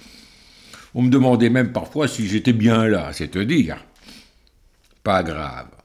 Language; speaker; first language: French; native; French